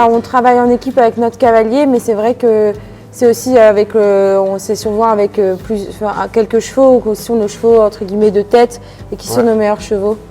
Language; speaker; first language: French; native; French